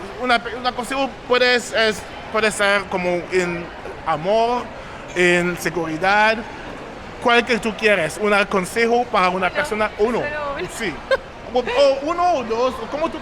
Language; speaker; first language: Spanish; non-native, learner; English